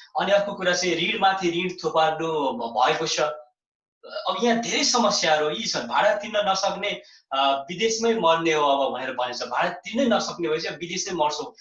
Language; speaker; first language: Nepali; native; Nepali